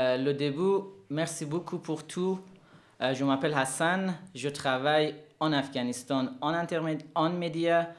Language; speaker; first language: French; non-native, learner; Persian